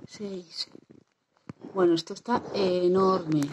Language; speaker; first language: Spanish; native; Spanish